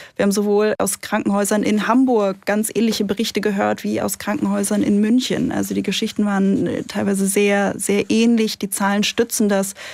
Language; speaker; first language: German; native; German